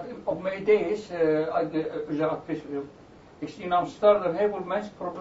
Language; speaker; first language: Dutch; non-native, learner; Turkish